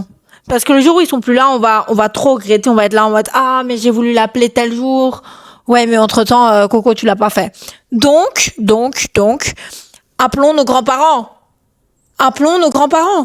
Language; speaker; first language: French; native; French